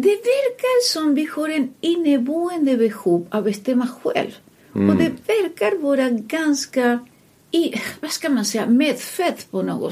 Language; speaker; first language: Swedish; non-native, fluent; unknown